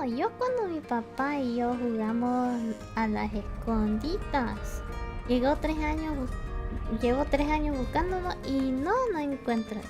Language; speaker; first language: Spanish; early bilingual, heritage; Spanish